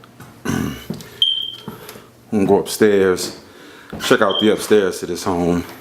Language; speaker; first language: English; native; English